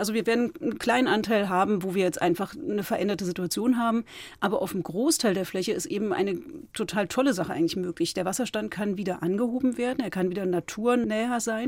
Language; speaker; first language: German; native; German